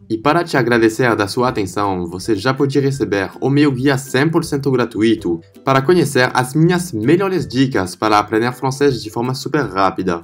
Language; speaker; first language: Portuguese; non-native, fluent; French